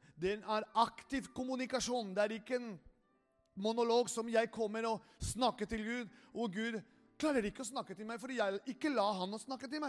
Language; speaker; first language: Norwegian; non-native, fluent; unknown